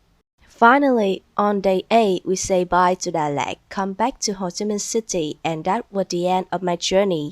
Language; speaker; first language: English; non-native, learner; Vietnamese